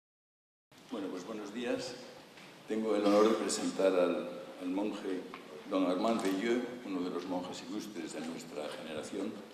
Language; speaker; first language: Spanish; native; Spanish